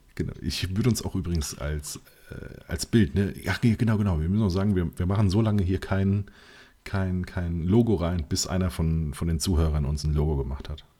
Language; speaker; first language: German; native; German